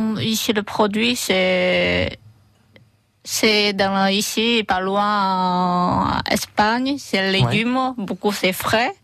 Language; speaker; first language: French; non-native, learner; Chinese